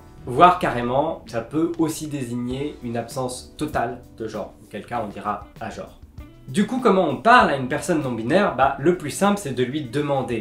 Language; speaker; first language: French; native; French